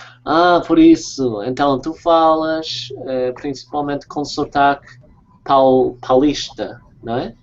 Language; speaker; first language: Portuguese; non-native, fluent; English